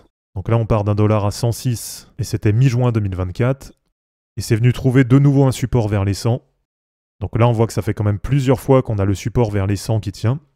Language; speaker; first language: French; native; French